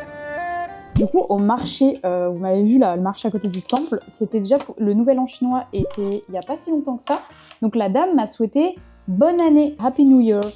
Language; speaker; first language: French; native; French